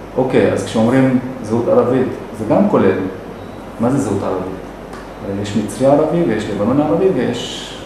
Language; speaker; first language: Hebrew; non-native, local second language; Arabic